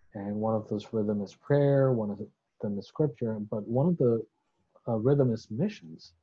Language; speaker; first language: English; non-native, local second language; Bangla